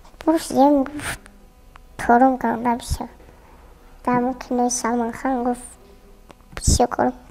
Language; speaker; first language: Tajik; native; Tajik